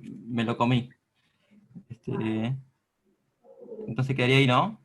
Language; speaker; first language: Spanish; native; Spanish